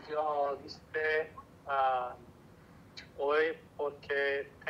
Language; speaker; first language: Spanish; non-native, learner; English